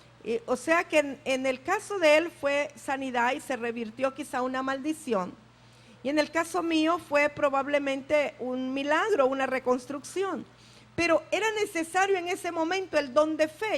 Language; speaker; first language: Spanish; native; Spanish